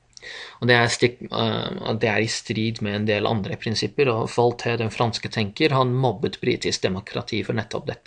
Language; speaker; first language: Norwegian; non-native, fluent; English